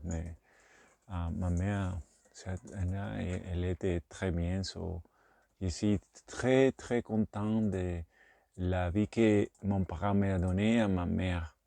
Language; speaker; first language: French; non-native, learner; Spanish